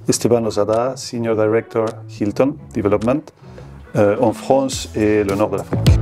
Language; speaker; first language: French; non-native, fluent; Spanish